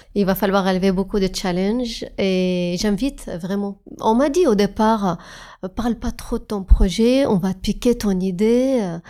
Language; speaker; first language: French; non-native, fluent; Arabic